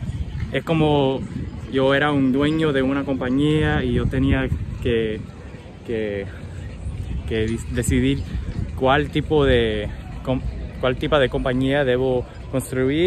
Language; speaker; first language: Spanish; non-native, learner; English